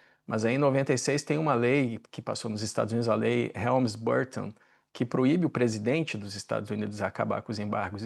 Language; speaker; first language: Portuguese; native; Portuguese